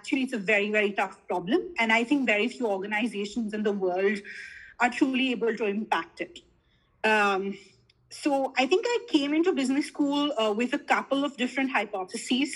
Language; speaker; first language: English; non-native, local second language; Hindi